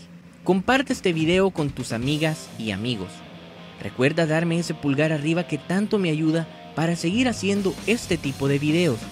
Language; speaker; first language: Spanish; native; Spanish